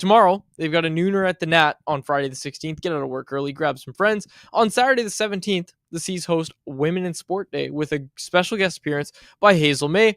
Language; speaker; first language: English; native; English